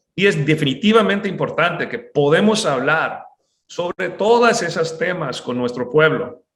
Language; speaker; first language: Spanish; early bilingual, other home language; English